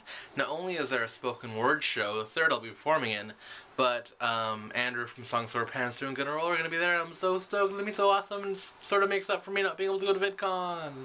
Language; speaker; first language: English; native; English